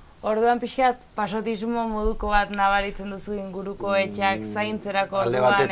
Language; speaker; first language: Basque; native; Basque